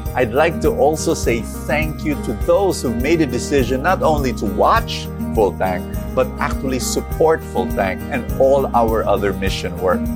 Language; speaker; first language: English; non-native, local second language; Filipino